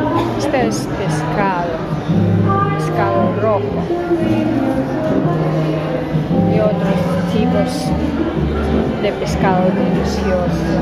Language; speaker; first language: Spanish; non-native, fluent; Russian